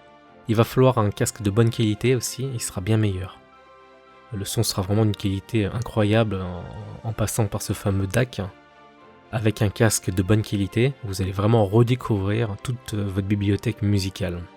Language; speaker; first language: French; native; French